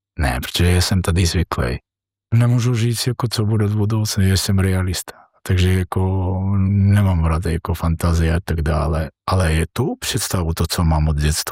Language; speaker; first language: Czech; non-native, fluent; Georgian